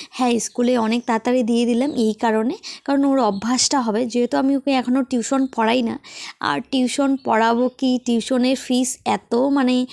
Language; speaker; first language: Bangla; native; Bangla